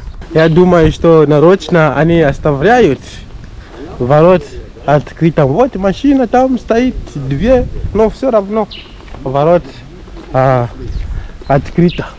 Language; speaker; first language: Russian; non-native, fluent; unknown